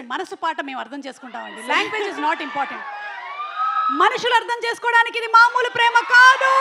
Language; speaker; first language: Telugu; native; Telugu